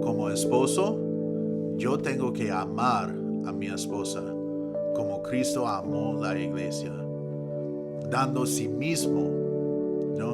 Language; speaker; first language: Spanish; non-native, fluent; English